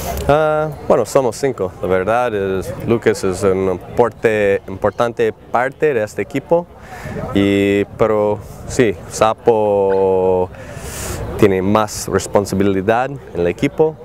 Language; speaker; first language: Spanish; non-native, learner; English